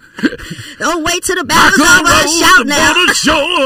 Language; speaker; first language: English; native; English